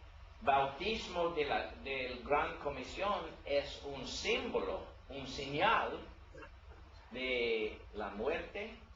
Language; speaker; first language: Spanish; non-native, learner; English